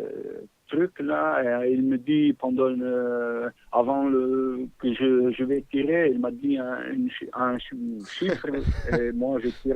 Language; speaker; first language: French; non-native, fluent; Bosnian